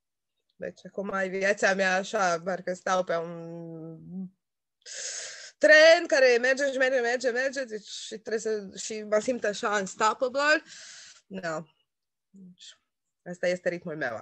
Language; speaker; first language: Romanian; non-native, local second language; Hungarian